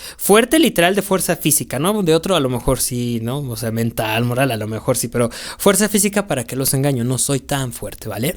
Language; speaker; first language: Spanish; native; Spanish